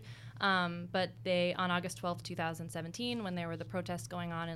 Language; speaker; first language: English; native; English